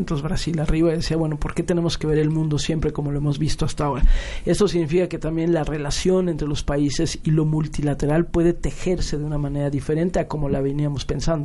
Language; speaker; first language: Spanish; native; Spanish